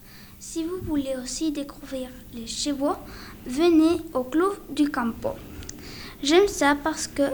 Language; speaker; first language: French; non-native, learner; Spanish